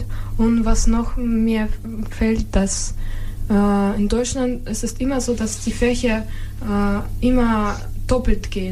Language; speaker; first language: German; non-native, fluent; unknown